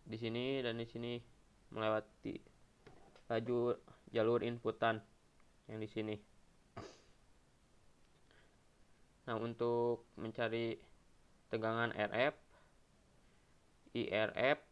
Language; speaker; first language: Indonesian; native; Indonesian